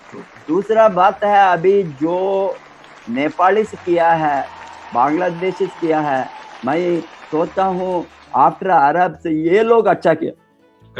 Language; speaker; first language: Hindi; non-native, local second language; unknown